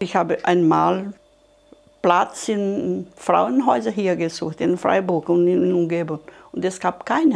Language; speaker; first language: German; non-native, fluent; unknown